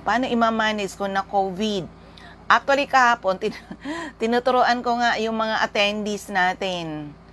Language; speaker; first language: Filipino; non-native, local second language; Bikol